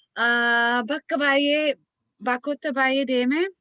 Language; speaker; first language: Oromo; non-native, learner; English